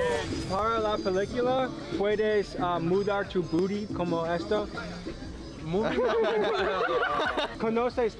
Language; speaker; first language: Spanish; non-native, learner; English